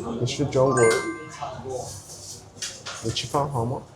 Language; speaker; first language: Chinese; non-native, learner; Burmese